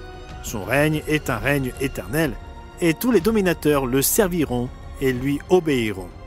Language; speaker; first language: French; native; French